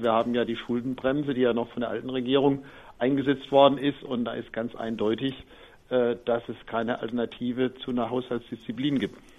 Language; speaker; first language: German; native; German